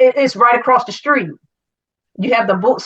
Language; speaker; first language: English; native; English